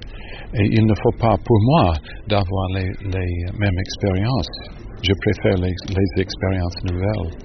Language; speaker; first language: French; non-native, learner; English